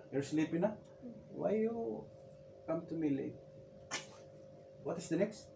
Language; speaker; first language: English; non-native, local second language; Cebuano